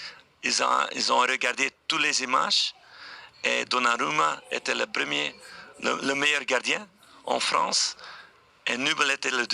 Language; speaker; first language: French; non-native, fluent; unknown